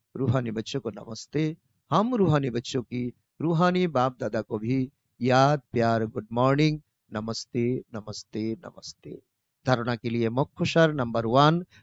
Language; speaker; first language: Hindi; non-native, local second language; Bangla